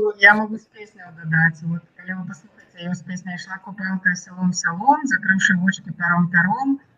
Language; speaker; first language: Belarusian; non-native, local second language; Russian